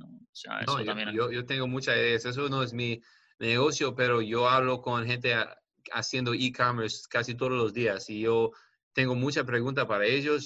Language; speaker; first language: Spanish; non-native, learner; English